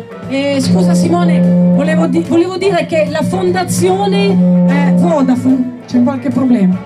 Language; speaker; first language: Italian; native; Italian